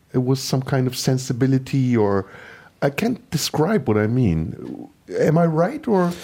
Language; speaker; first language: English; non-native, fluent; Turkish